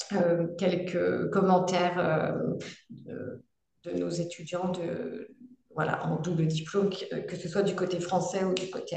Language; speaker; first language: French; non-native, fluent; German